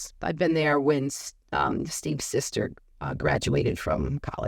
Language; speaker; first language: English; native; English